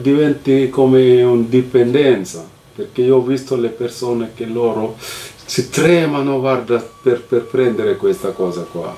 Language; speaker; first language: Italian; non-native, fluent; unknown